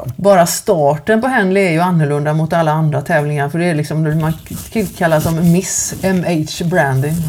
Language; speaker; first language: Swedish; native; Swedish